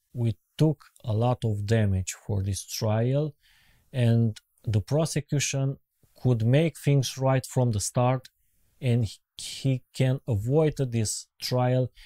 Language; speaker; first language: English; non-native, learner; Romanian